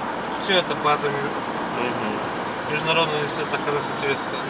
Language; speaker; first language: Russian; non-native, local second language; Kazakh